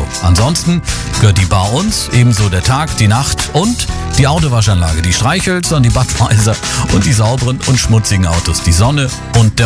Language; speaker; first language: German; native; German